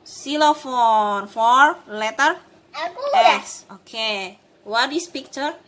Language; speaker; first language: English; non-native, learner; Indonesian